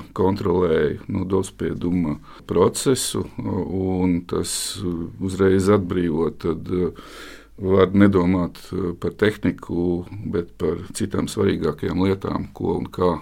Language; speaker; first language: Latvian; native; Latvian